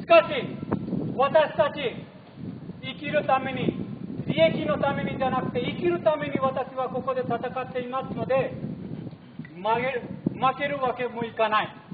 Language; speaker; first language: Japanese; non-native, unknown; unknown